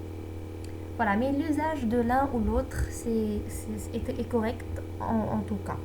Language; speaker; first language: French; non-native, local second language; Arabic